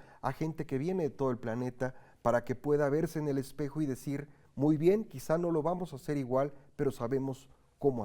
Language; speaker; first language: Spanish; native; Spanish